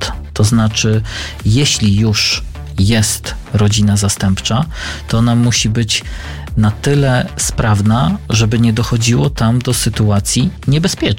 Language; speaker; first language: Polish; native; Polish